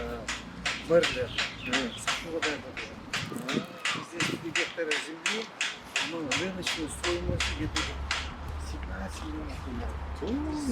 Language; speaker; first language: Russian; non-native, local second language; Kyrgyz